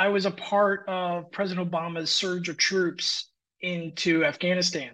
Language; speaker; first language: English; native; English